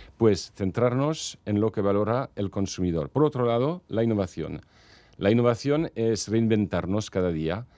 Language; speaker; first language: Spanish; non-native, fluent; French